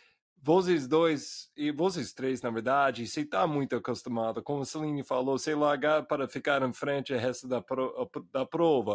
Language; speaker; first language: Portuguese; non-native, fluent; English